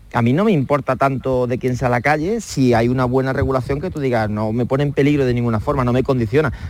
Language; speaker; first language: Spanish; native; Spanish